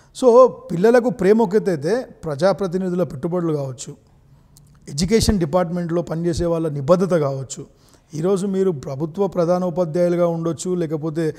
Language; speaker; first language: Telugu; native; Telugu